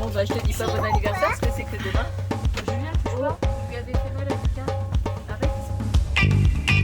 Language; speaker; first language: French; native; French